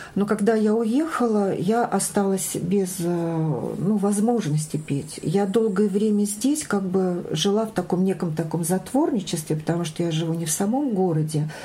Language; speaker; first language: Russian; native; Russian